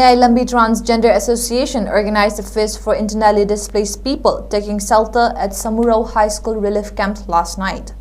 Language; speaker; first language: English; non-native, local second language; Manipuri